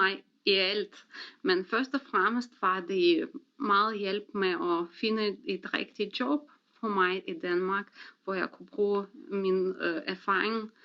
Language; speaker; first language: Danish; non-native, fluent; Russian